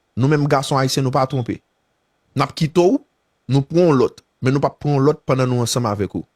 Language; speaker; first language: Haitian Creole; native; Haitian Creole